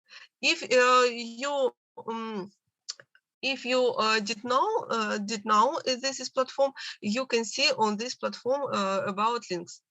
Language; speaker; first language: English; non-native, learner; Russian